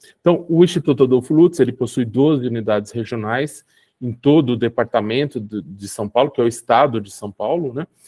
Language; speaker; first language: Portuguese; native; Portuguese